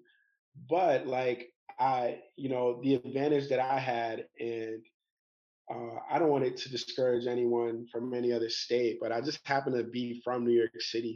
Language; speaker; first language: English; native; English